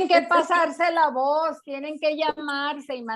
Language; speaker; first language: Spanish; native; Spanish